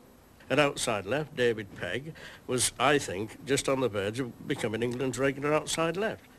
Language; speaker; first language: English; native; English